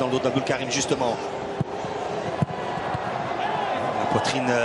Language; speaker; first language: French; native; French